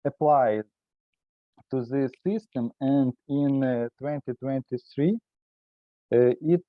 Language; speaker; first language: English; non-native, learner; Ukrainian